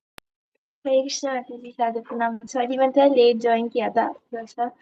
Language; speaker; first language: Hindi; native; Hindi